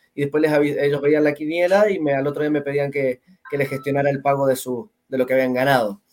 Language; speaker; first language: Spanish; native; Spanish